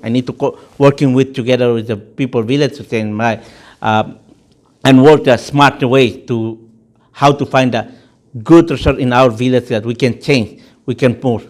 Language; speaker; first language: English; non-native, fluent; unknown